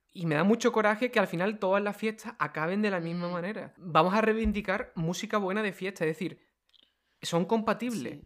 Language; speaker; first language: Spanish; native; Spanish